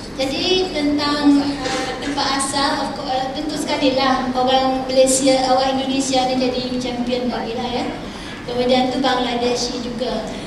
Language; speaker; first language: Malay; native; Malay